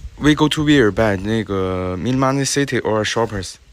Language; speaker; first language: English; non-native, learner; Chinese